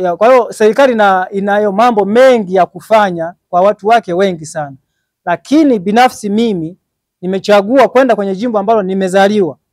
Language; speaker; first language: Swahili; native; Swahili